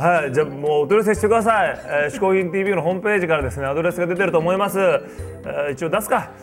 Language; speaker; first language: Japanese; native; Japanese